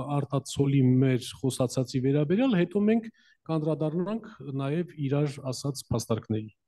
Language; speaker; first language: Armenian; native; Armenian